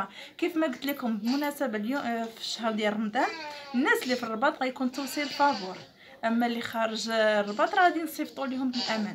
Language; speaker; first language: Arabic; native; Arabic